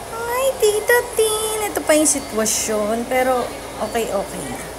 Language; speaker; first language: Filipino; native; Filipino